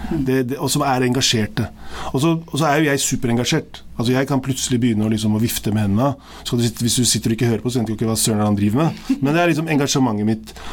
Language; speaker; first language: Norwegian; early bilingual, other home language; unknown